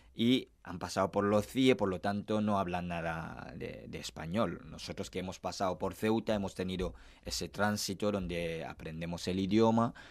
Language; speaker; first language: Spanish; non-native, fluent; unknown